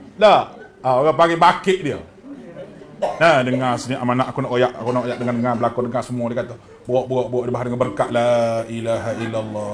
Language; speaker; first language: Malay; native; Malay